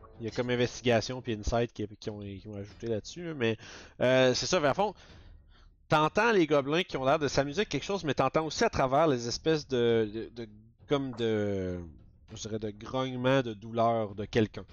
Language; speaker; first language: French; native; French